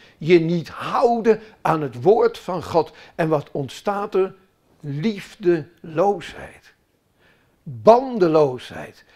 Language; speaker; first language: Dutch; native; Dutch